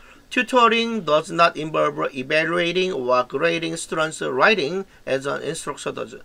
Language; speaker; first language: English; non-native, fluent; Korean